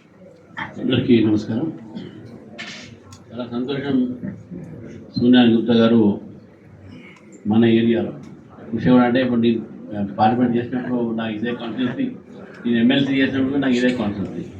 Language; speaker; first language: Telugu; native; Telugu